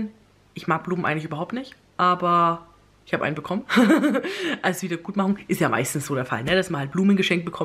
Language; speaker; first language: German; native; German